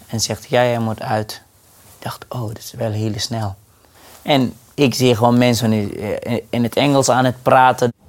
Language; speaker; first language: Dutch; non-native, fluent; Arabic